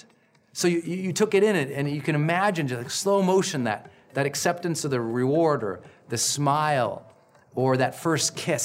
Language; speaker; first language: English; native; English